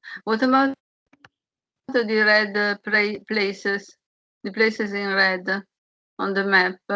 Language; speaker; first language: English; non-native, learner; Italian